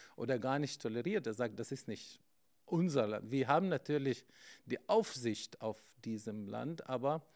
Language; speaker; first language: German; non-native, fluent; Arabic